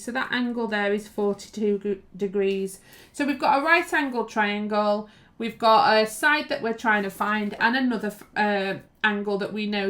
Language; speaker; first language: English; native; English